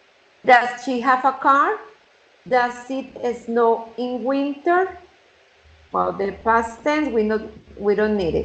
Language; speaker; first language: English; non-native, fluent; Spanish